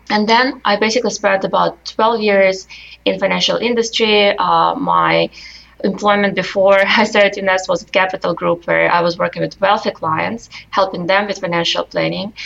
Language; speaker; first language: English; non-native, fluent; Russian